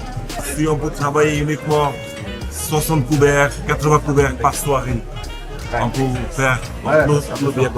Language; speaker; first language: French; non-native, learner; Bangla